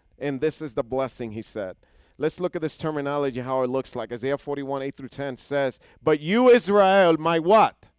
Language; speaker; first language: English; non-native, fluent; Hebrew